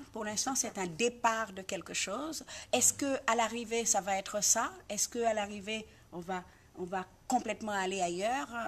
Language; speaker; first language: French; non-native, local second language; Haitian Creole